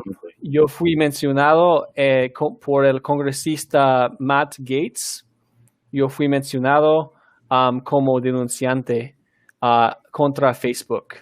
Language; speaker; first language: Spanish; early bilingual, heritage; Spanish